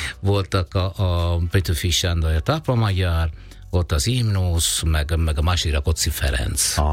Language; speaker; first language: Hungarian; non-native, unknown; Italian